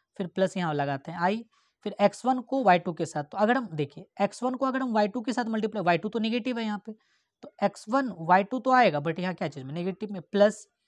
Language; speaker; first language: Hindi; native; Hindi